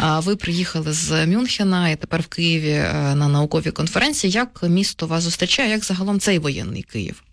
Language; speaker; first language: Ukrainian; native; Ukrainian